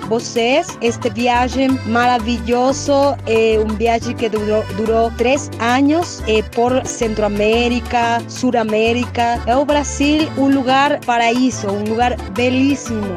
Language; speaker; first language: Portuguese; non-native, learner; Spanish